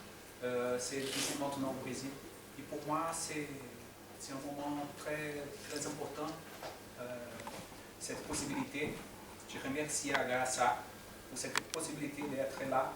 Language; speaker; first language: French; non-native, fluent; Portuguese